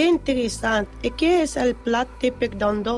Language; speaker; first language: Catalan; non-native, learner; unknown